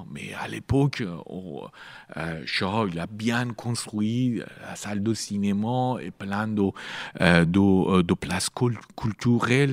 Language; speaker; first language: French; non-native, learner; Persian